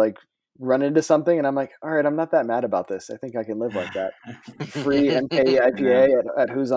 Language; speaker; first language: English; native; English